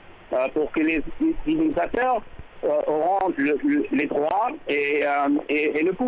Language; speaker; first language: French; non-native, fluent; English